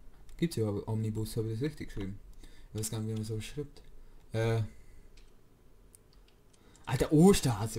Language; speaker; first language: German; native; German